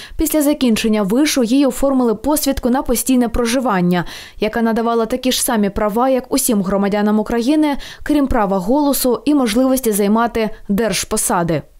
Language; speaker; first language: Ukrainian; native; Ukrainian